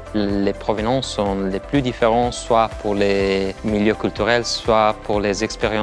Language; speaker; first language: French; non-native, fluent; Italian